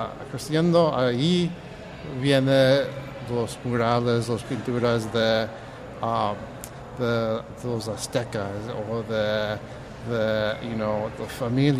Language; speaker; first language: Spanish; early bilingual, heritage; English